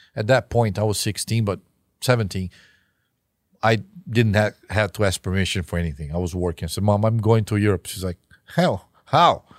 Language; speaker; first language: English; non-native, fluent; Portuguese